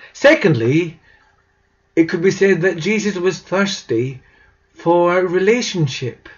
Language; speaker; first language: English; native; English